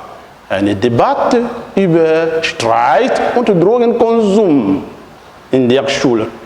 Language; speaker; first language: German; non-native, fluent; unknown